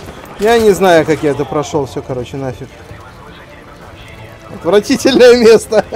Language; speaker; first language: Russian; native; Russian